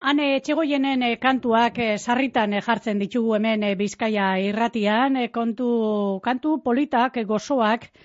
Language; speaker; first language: Basque; native; Basque